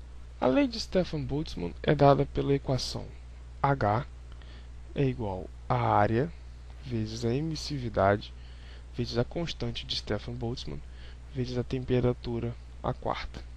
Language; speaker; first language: Portuguese; native; Portuguese